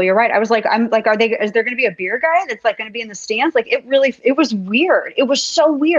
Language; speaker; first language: English; native; English